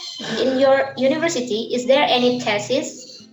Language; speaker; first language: English; non-native, learner; Indonesian